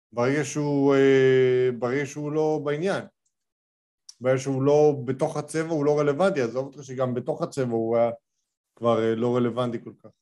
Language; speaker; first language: Hebrew; native; Hebrew